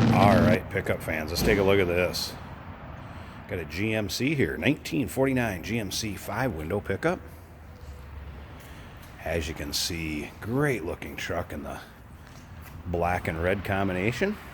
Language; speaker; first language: English; native; English